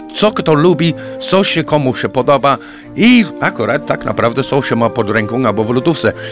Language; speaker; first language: Polish; non-native, fluent; English